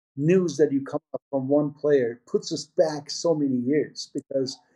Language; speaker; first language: English; early bilingual, other home language; Persian